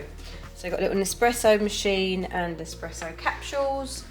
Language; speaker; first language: English; native; English